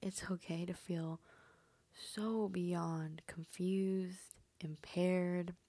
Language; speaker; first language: English; early bilingual, other home language; Spanish